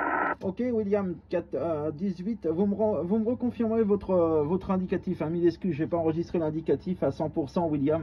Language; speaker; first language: French; native; French